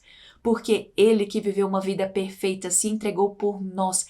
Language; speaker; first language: Portuguese; native; Portuguese